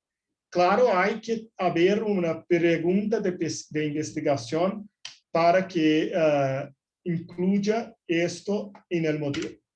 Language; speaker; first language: Spanish; non-native, fluent; Portuguese